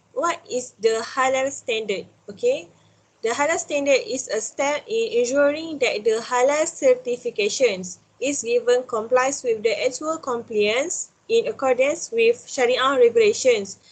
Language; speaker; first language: English; non-native, local second language; Malay